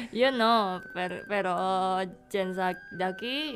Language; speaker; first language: Catalan; non-native, learner; Indonesian